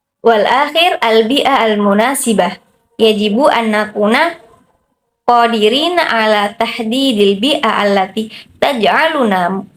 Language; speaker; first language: Arabic; non-native, learner; Indonesian